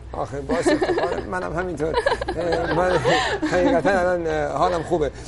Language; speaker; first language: Persian; native; Persian